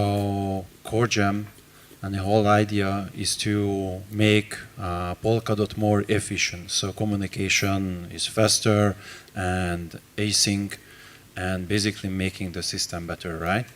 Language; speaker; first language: English; non-native, fluent; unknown